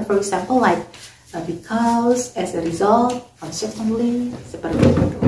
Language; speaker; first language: English; non-native, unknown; Indonesian